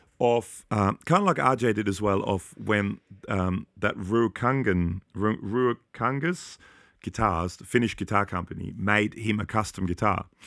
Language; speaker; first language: English; non-native, fluent; German